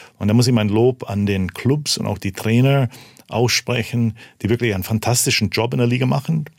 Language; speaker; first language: German; early bilingual, heritage; German